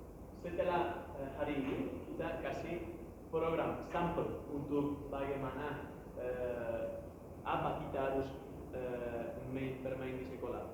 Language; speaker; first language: Indonesian; non-native, learner; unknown